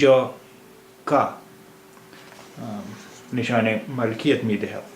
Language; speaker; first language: Persian; non-native, fluent; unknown